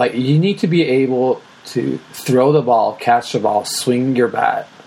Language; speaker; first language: English; early bilingual, other home language; Japanese